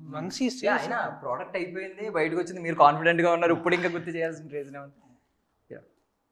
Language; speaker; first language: Telugu; native; Telugu